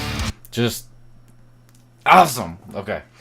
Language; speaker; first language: English; native; English